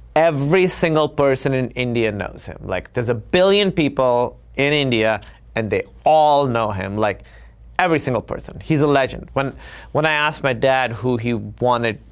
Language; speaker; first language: English; non-native, local second language; Urdu